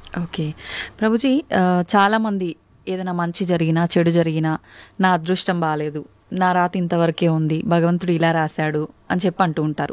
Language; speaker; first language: Telugu; native; Telugu